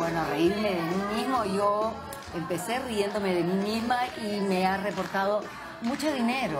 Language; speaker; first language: Spanish; native; Spanish